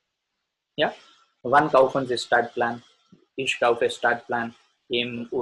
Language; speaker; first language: German; non-native, learner; Gujarati